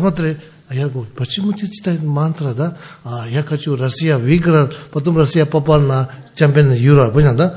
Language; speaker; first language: Russian; non-native, learner; Tibetan